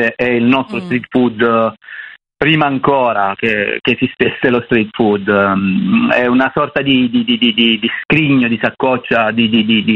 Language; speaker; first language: Italian; native; Italian